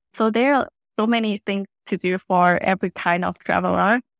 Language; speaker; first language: English; non-native, fluent; German